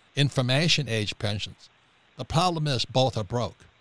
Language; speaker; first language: English; native; English